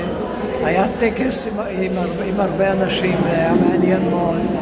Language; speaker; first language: Hebrew; non-native, fluent; Yiddish